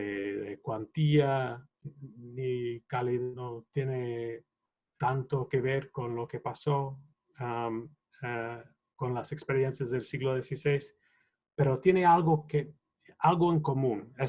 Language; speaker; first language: Spanish; non-native, fluent; English